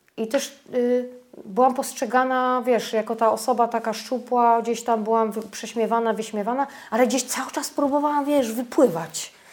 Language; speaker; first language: Polish; native; Polish